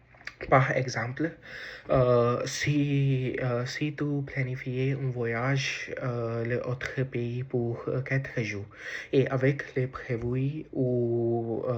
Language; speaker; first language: French; non-native, learner; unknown